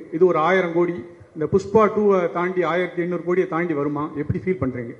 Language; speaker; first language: Tamil; native; Tamil